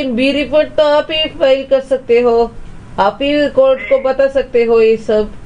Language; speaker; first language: Hindi; non-native, local second language; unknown